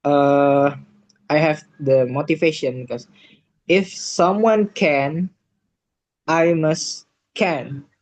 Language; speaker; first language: English; non-native, learner; Indonesian